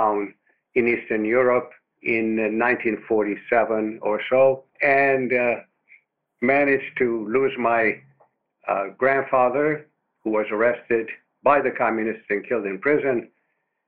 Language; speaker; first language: English; non-native, fluent; Romanian